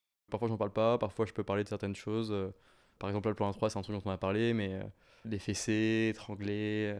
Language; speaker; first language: French; native; French